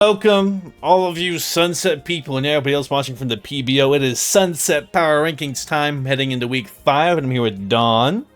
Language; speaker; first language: English; native; English